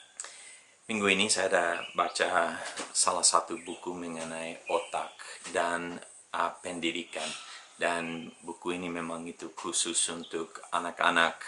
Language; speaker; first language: Indonesian; non-native, fluent; English